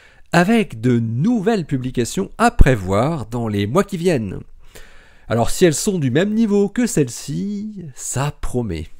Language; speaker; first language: French; native; French